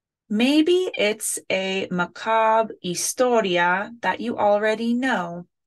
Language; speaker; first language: English; native; English